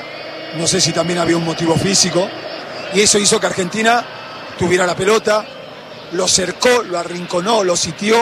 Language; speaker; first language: Spanish; native; Spanish